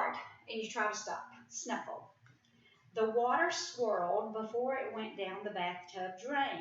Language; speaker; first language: English; native; English